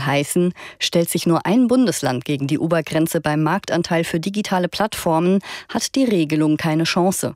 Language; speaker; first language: German; native; German